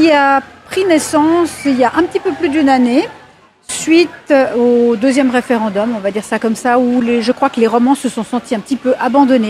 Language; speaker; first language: French; native; French